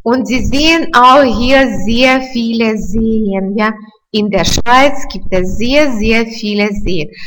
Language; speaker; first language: German; non-native, fluent; Russian